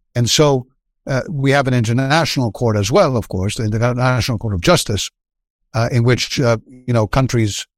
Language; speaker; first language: English; non-native, fluent; Greek